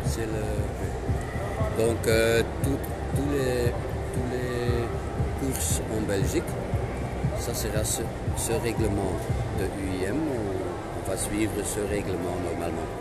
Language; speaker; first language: French; non-native, local second language; Dutch